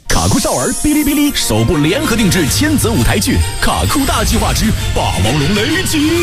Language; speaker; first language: Chinese; native; Chinese